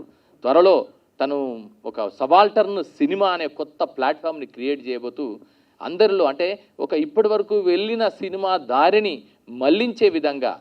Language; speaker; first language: Telugu; native; Telugu